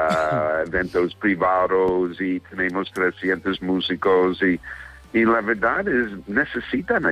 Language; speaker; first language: Spanish; non-native, fluent; English